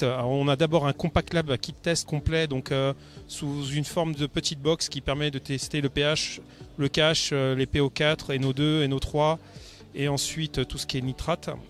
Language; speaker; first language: French; native; French